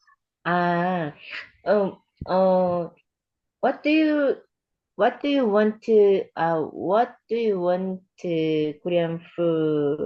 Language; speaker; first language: English; non-native, learner; Korean